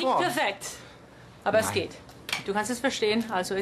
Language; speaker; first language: German; early bilingual, heritage; German